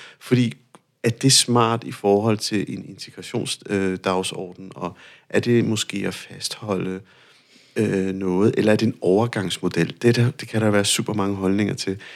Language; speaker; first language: Danish; non-native, fluent; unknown